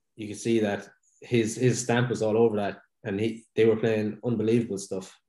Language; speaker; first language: English; native; English